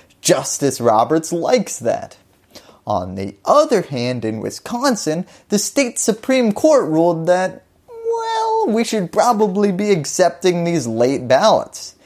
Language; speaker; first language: English; native; English